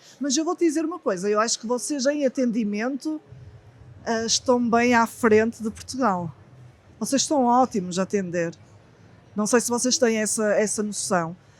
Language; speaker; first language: Portuguese; early bilingual, heritage; Portuguese